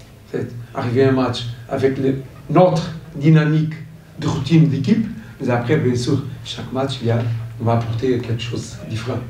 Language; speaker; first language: French; non-native, fluent; Portuguese